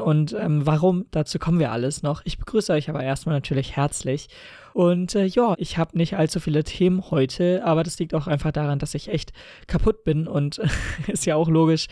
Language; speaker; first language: German; native; German